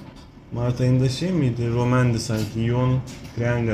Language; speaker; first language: Turkish; native; Turkish